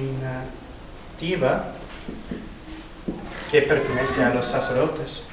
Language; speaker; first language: Spanish; non-native, fluent; English